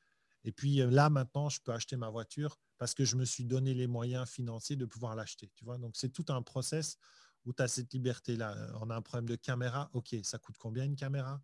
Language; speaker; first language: French; native; French